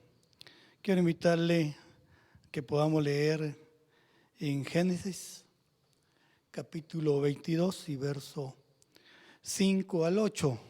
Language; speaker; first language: Spanish; native; Spanish